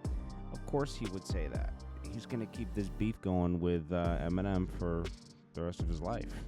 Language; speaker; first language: English; native; English